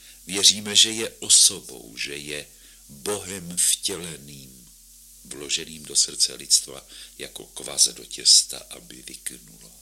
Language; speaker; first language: Czech; native; Czech